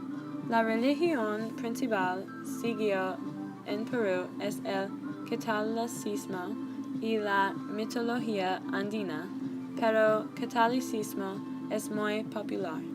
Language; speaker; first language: Spanish; non-native, learner; English